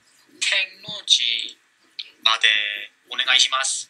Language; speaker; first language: Japanese; non-native, learner; Korean